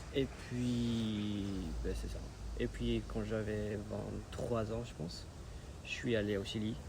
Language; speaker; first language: French; early bilingual, other home language; Spanish